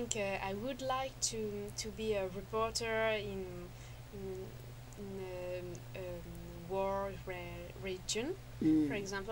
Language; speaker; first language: English; non-native, learner; French